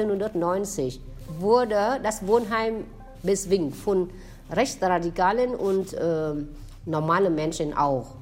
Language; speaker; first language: German; non-native, fluent; Vietnamese